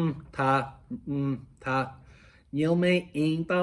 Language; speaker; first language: Irish; non-native, local second language; English